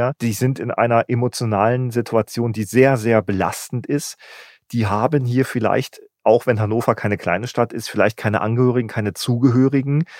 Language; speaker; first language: German; native; German